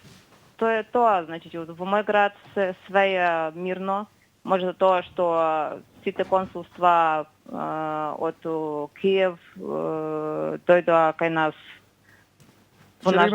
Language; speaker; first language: Macedonian; non-native, fluent; Ukrainian